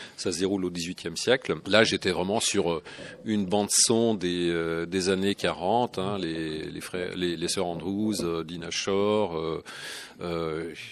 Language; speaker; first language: French; native; French